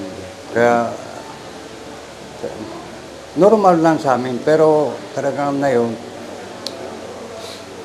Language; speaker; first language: Filipino; non-native, learner; Japanese